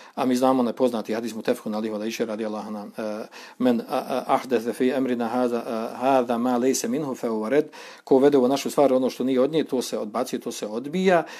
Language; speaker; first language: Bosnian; native; Bosnian